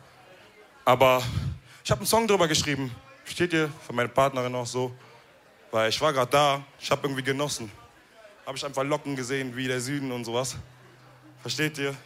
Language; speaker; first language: German; early bilingual, other home language; Wolof